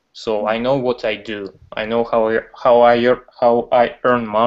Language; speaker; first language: English; non-native, learner; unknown